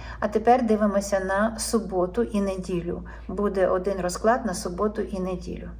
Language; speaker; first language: Ukrainian; native; Ukrainian